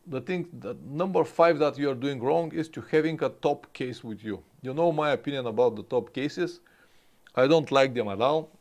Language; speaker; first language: English; non-native, fluent; Bulgarian